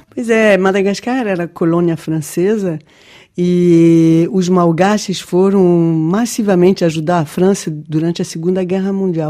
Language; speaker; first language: Portuguese; non-native, fluent; French